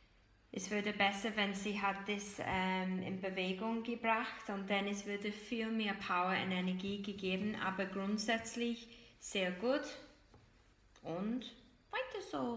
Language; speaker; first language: German; non-native, fluent; English